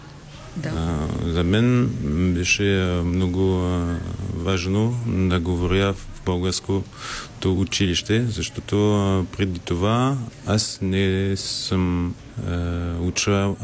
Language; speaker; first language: Bulgarian; non-native, learner; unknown